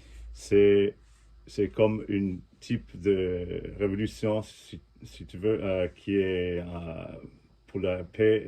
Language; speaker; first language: French; non-native, fluent; English